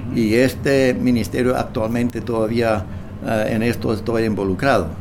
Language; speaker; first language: Spanish; non-native, fluent; English